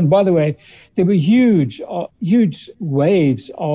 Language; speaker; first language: English; early bilingual, other home language; Dutch